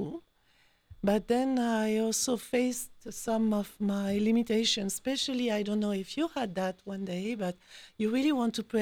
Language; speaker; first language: English; non-native, fluent; French